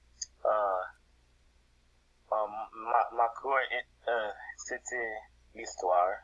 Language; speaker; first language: French; non-native, learner; English